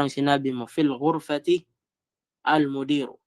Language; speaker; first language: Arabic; non-native, fluent; Filipino